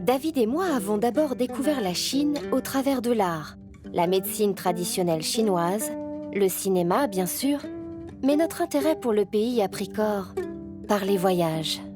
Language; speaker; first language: French; native; French